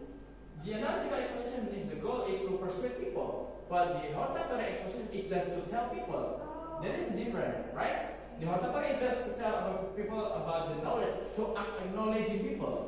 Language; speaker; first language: English; non-native, fluent; Indonesian